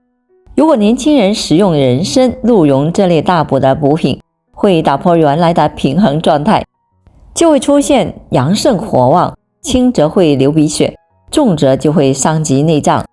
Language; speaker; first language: Chinese; native; Chinese